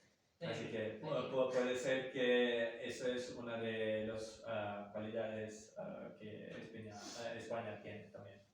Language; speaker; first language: Spanish; non-native, fluent; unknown